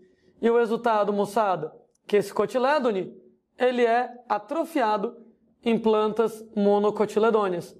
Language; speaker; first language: Portuguese; native; Portuguese